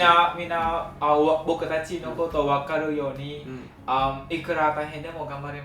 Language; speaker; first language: Japanese; non-native, learner; Vietnamese